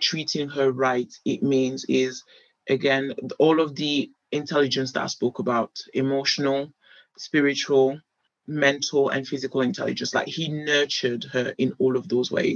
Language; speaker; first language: English; native; English